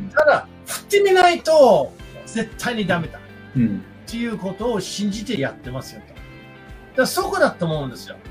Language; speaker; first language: Japanese; non-native, fluent; English